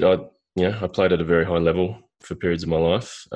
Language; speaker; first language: English; native; English